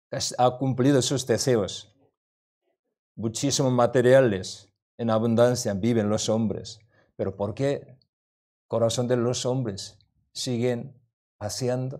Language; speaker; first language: Spanish; non-native, learner; Korean